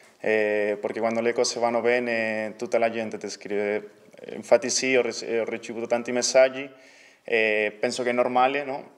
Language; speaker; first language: Italian; non-native, fluent; Spanish